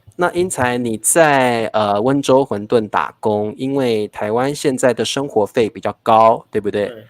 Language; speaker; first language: Chinese; native; Chinese